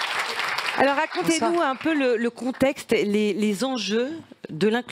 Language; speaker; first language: French; native; French